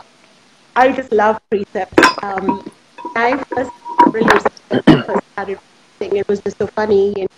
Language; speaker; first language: English; non-native, local second language; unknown